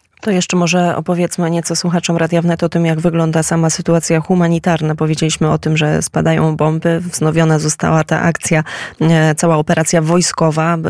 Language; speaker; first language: Polish; native; Polish